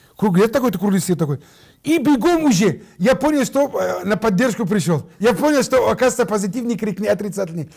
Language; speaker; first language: Russian; non-native, fluent; Arabic